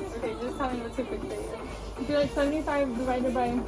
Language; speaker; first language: English; native; English